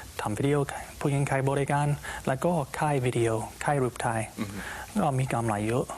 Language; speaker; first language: Thai; non-native, learner; English